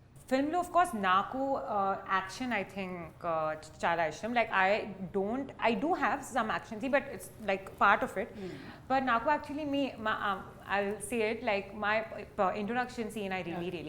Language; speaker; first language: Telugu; non-native, learner; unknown